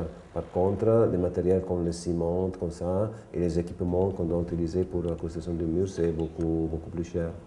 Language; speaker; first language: French; non-native, fluent; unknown